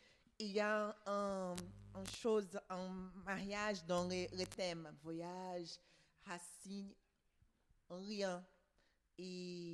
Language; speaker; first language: French; non-native, learner; Portuguese